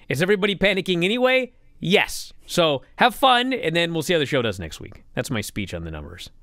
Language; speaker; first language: English; native; English